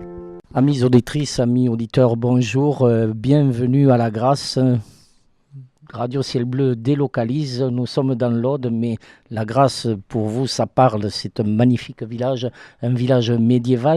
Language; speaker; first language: French; native; French